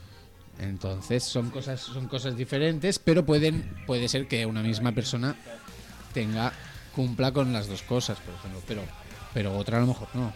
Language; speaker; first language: Spanish; native; Spanish